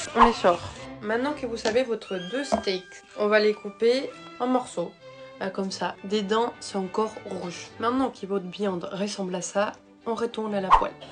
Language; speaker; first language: French; non-native, fluent; Spanish